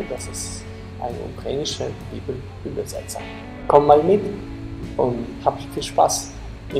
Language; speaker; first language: German; non-native, fluent; Ukrainian